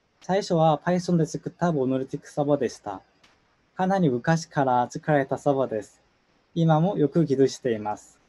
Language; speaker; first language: Japanese; non-native, learner; Korean